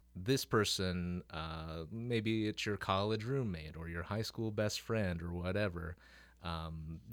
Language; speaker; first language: English; early bilingual, other home language; Filipino